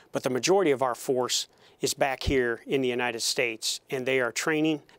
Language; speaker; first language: English; native; English